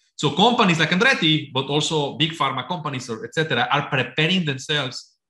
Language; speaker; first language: English; non-native, fluent; Spanish